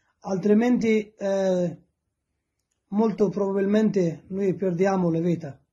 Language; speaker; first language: Italian; non-native, learner; Persian